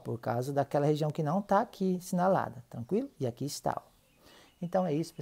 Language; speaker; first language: Portuguese; native; Portuguese